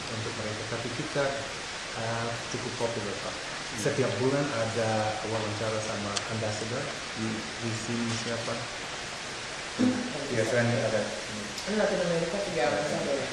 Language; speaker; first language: Indonesian; non-native, fluent; English